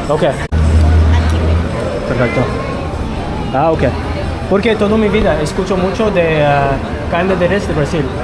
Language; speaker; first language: Spanish; non-native, learner; English